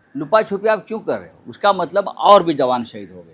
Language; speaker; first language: Hindi; non-native, local second language; Marathi